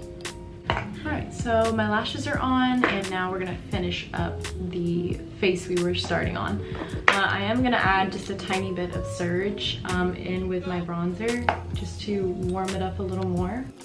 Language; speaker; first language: English; native; English